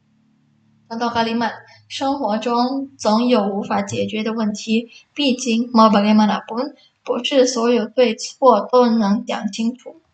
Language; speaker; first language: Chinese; non-native, fluent; Indonesian